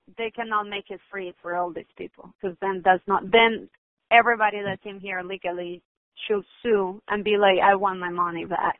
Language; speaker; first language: English; non-native, fluent; Spanish